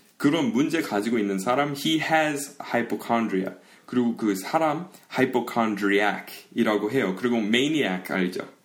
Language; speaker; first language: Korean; early bilingual, heritage; Korean